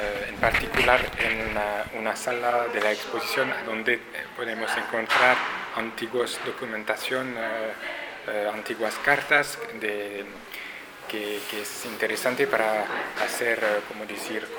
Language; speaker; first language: Spanish; non-native, fluent; French